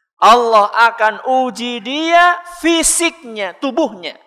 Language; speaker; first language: Indonesian; non-native, local second language; Javanese